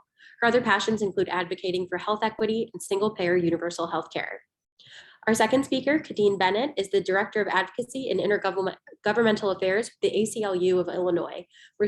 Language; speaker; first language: English; native; English